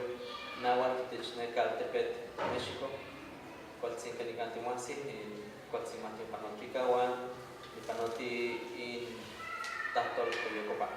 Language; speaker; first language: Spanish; non-native, local second language; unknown